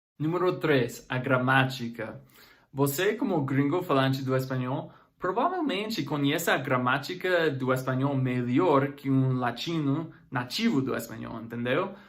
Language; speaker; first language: Portuguese; non-native, fluent; English